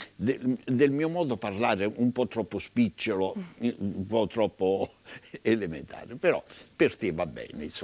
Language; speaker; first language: Italian; native; Italian